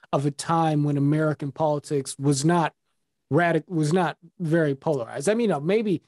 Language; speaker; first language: English; native; English